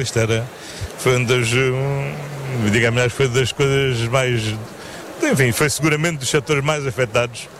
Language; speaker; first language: Portuguese; native; Portuguese